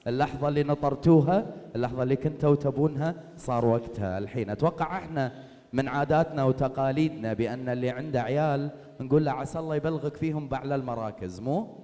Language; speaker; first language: Arabic; native; Arabic